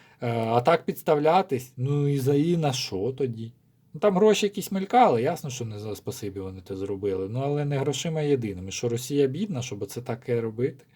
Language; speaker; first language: Ukrainian; non-native, local second language; Russian